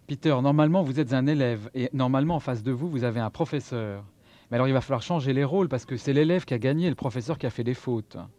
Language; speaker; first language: French; native; French